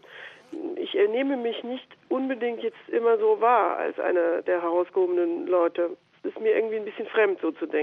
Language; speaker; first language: German; native; German